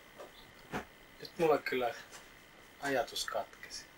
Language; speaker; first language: Finnish; native; Finnish